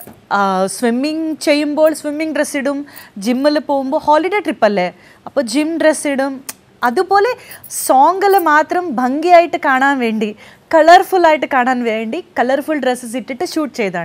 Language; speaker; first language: Malayalam; non-native, fluent; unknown